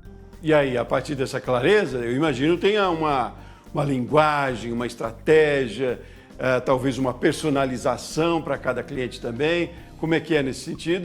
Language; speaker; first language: Portuguese; native; Portuguese